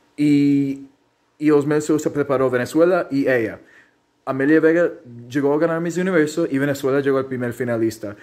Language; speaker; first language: Spanish; early bilingual, heritage; Spanish